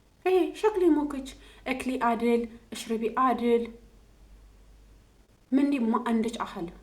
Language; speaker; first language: Arabic; non-native, learner; Amharic